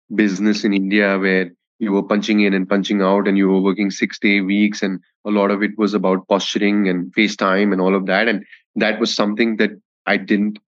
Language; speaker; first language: English; non-native, local second language; Hindi